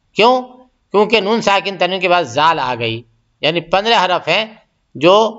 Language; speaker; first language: Urdu; native; Urdu